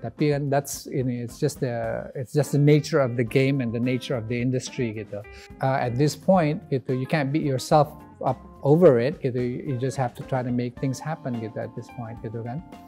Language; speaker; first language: English; early bilingual, other home language; Indonesian